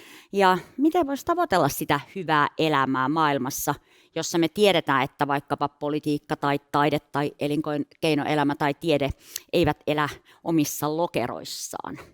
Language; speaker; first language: Finnish; native; Finnish